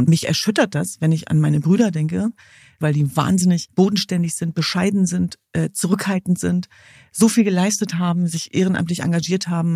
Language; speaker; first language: German; early bilingual, other home language; Kurdish